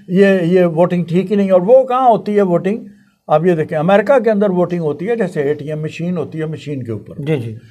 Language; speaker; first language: Urdu; non-native, local second language; Punjabi